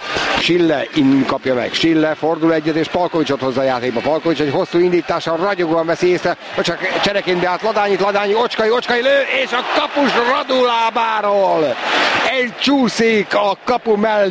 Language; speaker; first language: Hungarian; native; Hungarian